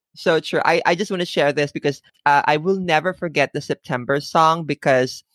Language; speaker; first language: English; non-native, local second language; Filipino